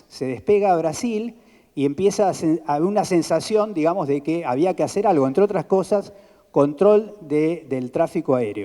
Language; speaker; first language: Spanish; native; Spanish